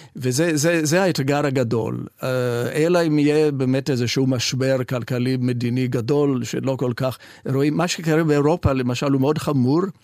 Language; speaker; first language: Hebrew; non-native, fluent; Italian